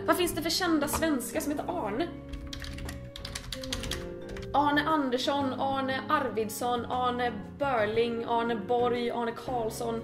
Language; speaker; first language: Swedish; native; Swedish